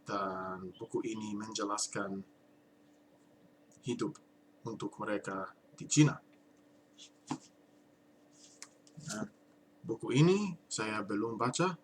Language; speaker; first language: Indonesian; non-native, learner; English